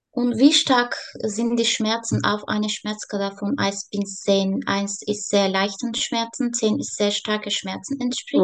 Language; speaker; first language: German; non-native, learner; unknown